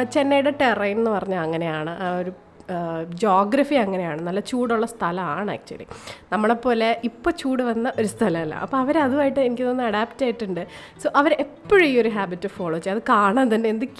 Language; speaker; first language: Malayalam; native; Malayalam